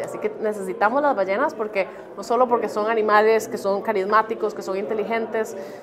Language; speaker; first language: Spanish; native; Spanish